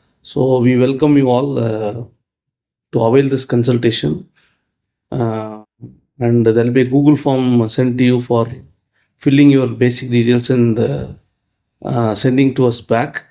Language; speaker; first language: English; non-native, local second language; Tamil